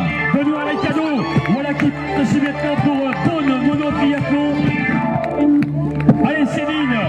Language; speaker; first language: French; native; French